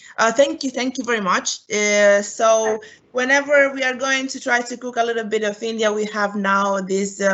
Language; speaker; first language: English; non-native, fluent; Romanian